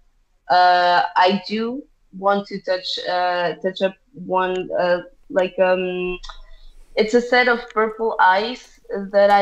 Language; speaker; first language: English; non-native, fluent; Portuguese